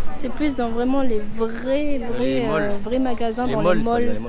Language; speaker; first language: French; native; French